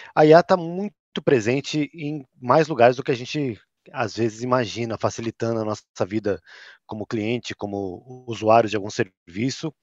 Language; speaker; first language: Portuguese; native; Portuguese